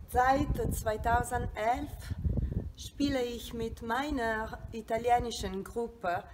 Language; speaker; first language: German; non-native, fluent; Italian